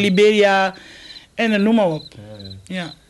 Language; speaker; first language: Dutch; non-native, fluent; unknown